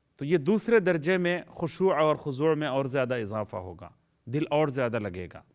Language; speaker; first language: Urdu; native; Urdu